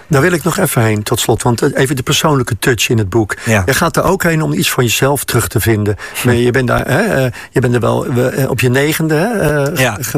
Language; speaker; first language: Dutch; native; Dutch